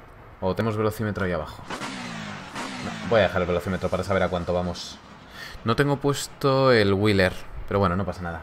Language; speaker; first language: Spanish; native; Spanish